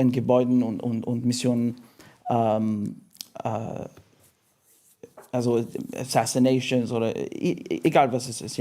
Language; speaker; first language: German; non-native, fluent; English